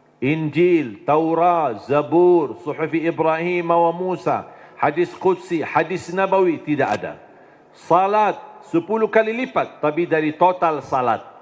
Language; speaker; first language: Indonesian; non-native, fluent; Arabic